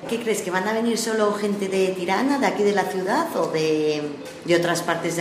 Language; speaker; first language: Spanish; native; Spanish